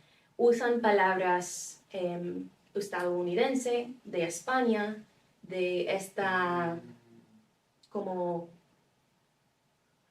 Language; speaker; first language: Spanish; non-native, fluent; English